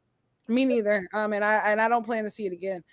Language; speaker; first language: English; native; English